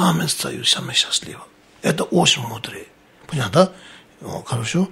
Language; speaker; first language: Russian; non-native, learner; Tibetan